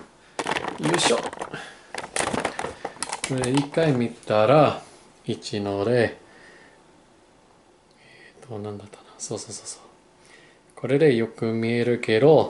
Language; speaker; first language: Japanese; non-native, learner; English